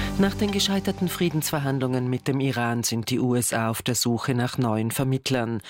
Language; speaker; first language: German; native; German